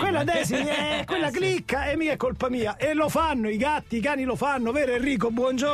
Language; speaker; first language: Italian; native; Italian